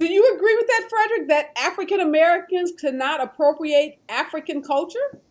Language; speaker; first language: English; native; English